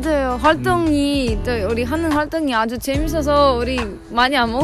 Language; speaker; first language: Korean; non-native, learner; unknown